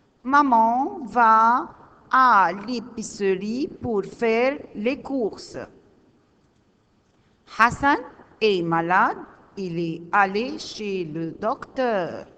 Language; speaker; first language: French; non-native, learner; Arabic